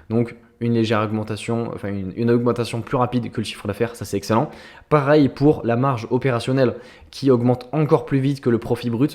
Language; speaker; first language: French; native; French